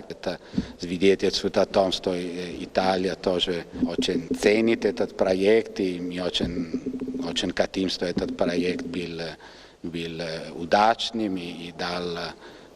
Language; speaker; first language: Russian; non-native, fluent; Italian